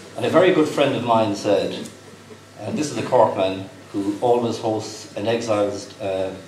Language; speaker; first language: English; native; English